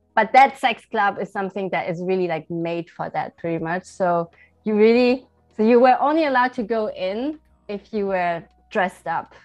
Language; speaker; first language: English; early bilingual, heritage; Chinese